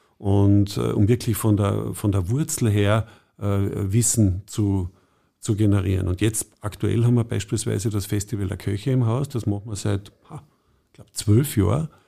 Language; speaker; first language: German; native; German